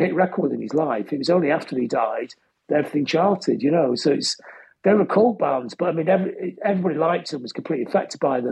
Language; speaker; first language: English; native; English